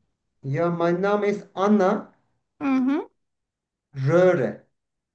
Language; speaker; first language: German; non-native, learner; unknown